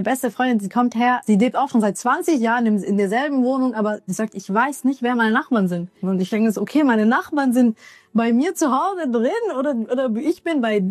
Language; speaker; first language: German; early bilingual, other home language; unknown